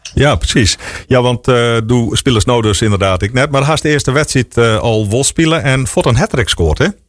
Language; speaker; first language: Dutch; non-native, local second language; Western Frisian